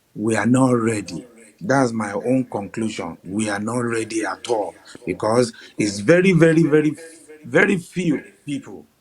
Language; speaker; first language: English; non-native, local second language; Yoruba